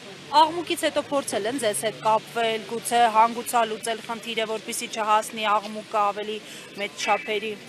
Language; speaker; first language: Armenian; native; Armenian